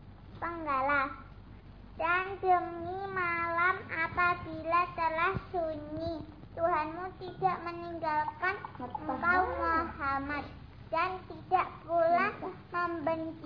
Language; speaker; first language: Indonesian; native; Indonesian